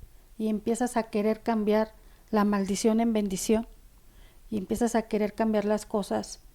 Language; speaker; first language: Spanish; native; Spanish